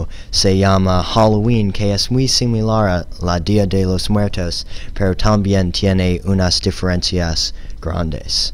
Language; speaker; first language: Spanish; non-native, learner; English